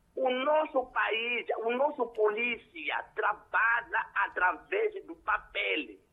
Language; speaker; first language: Portuguese; non-native, local second language; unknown